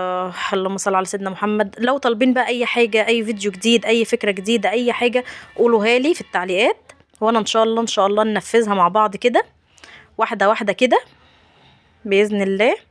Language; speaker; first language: Arabic; native; Arabic